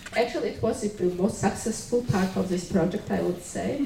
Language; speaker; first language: English; non-native, fluent; Georgian